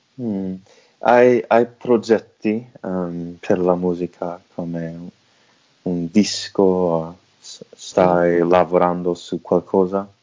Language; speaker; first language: Italian; non-native, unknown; English